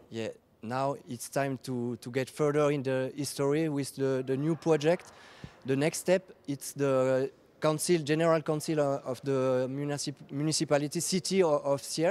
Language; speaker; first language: English; non-native, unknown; French